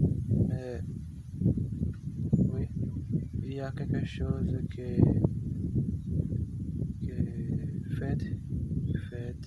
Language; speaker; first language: French; non-native, learner; Portuguese